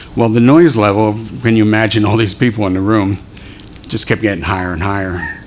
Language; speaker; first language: English; native; English